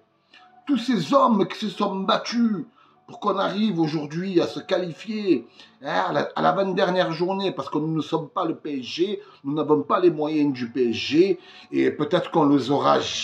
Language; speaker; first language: French; native; French